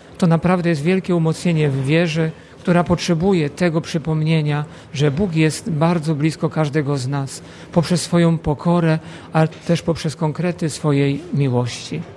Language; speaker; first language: Polish; native; Polish